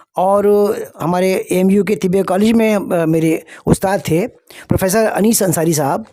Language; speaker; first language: Urdu; native; Urdu